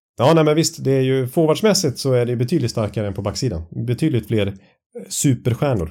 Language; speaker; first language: Swedish; native; Swedish